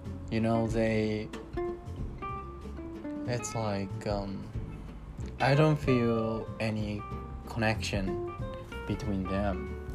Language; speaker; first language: English; non-native, learner; Japanese